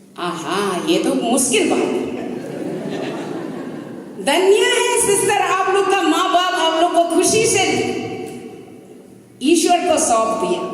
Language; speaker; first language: Hindi; non-native, local second language; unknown